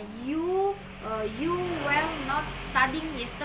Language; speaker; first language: English; non-native, learner; Indonesian